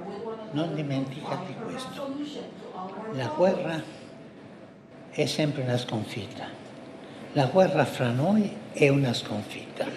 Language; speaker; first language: Italian; non-native, fluent; Spanish